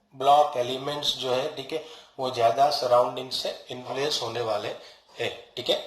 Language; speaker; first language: Hindi; non-native, local second language; Gujarati